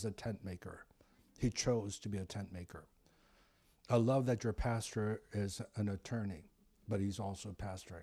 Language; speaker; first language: English; native; English